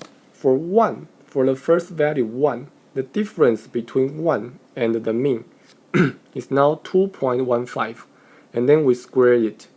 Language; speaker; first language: English; non-native, fluent; Chinese